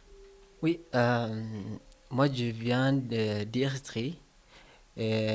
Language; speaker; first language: French; non-native, learner; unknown